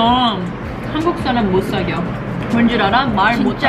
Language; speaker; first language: Korean; early bilingual, heritage; Korean